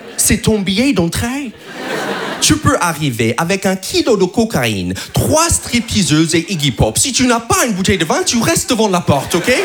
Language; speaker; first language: French; non-native, fluent; English